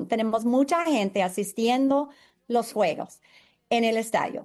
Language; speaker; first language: Spanish; non-native, fluent; English